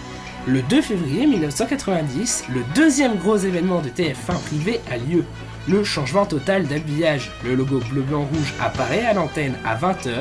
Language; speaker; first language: French; native; French